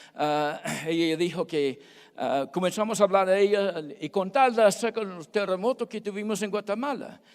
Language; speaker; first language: Spanish; non-native, fluent; English